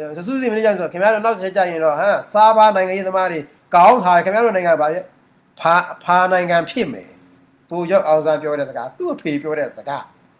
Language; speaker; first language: Burmese; non-native, local second language; Mon